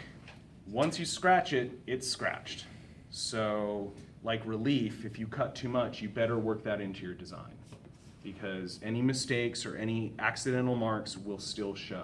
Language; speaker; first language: English; native; English